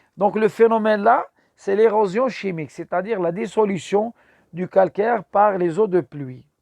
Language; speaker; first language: French; non-native, local second language; Arabic